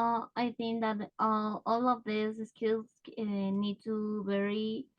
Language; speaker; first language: English; non-native, learner; Spanish